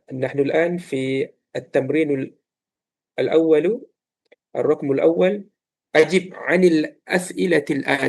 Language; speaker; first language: Arabic; non-native, fluent; Malay